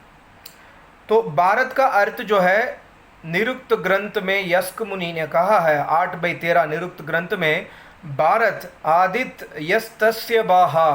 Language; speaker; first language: Hindi; non-native, local second language; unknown